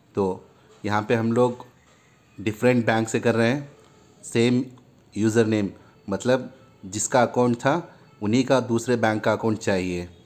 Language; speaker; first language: Hindi; non-native, local second language; Urdu